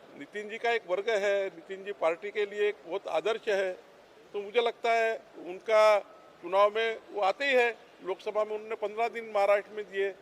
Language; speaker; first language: Hindi; non-native, local second language; Marathi